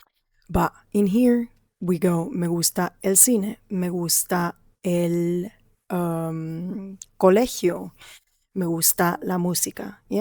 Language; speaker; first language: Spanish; non-native, fluent; English